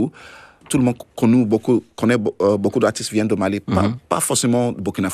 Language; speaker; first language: French; non-native, learner; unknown